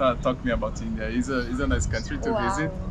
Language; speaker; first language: English; non-native, learner; Portuguese